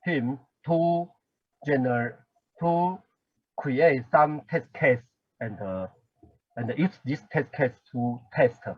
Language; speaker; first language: English; non-native, learner; Chinese